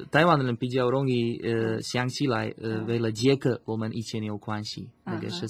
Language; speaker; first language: Chinese; non-native, fluent; Slovak